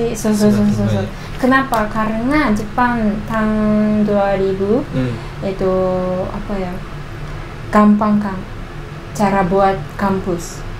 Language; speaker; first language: Indonesian; non-native, learner; Japanese